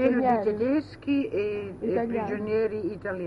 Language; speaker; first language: Italian; early bilingual, heritage; Italian